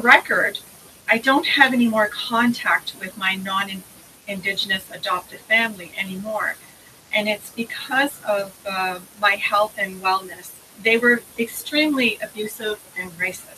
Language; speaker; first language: English; native; English